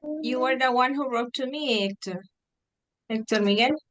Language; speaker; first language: English; non-native, fluent; Spanish